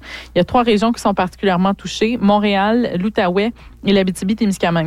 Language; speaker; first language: French; native; French